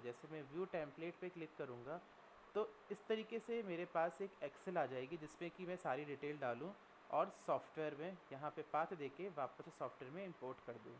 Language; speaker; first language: Hindi; native; Hindi